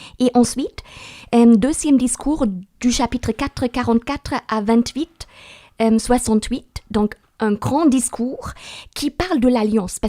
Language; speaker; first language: French; non-native, fluent; German